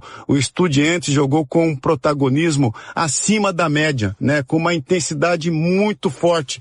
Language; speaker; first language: Portuguese; native; Portuguese